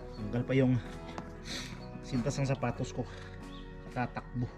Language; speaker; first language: Filipino; native; Filipino